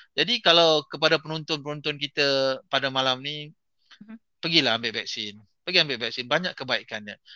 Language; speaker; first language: Malay; native; Malay